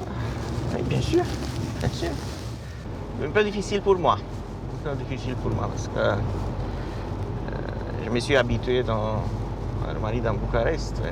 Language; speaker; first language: French; non-native, learner; Romanian